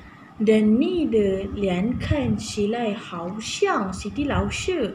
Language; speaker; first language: Chinese; non-native, learner; Malay